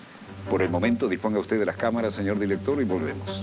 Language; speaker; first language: Spanish; native; Spanish